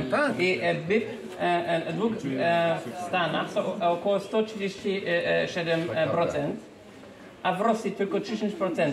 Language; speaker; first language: Polish; non-native, fluent; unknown